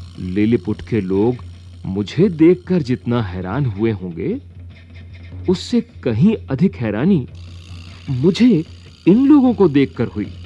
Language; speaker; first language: Hindi; native; Hindi